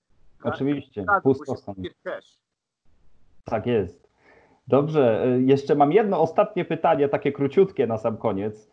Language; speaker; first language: Polish; native; Polish